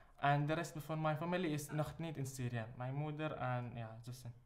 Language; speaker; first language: Dutch; non-native, learner; Arabic